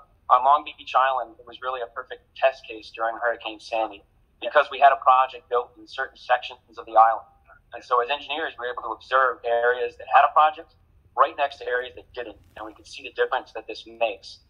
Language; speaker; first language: English; native; English